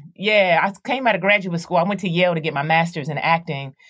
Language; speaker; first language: English; native; English